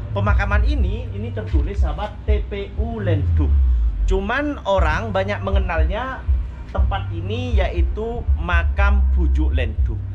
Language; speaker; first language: Indonesian; non-native, local second language; Madurese